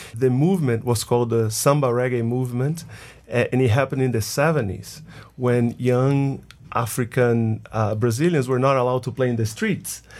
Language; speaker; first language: English; non-native, fluent; Portuguese